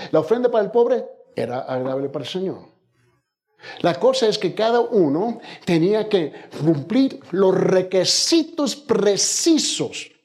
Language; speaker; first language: Spanish; early bilingual, heritage; Spanish